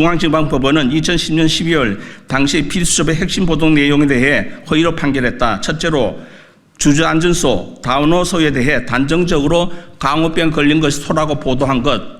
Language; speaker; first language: Korean; native; Korean